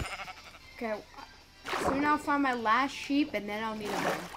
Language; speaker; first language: English; native; English